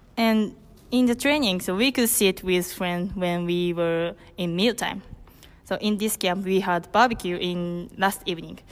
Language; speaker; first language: English; non-native, learner; Japanese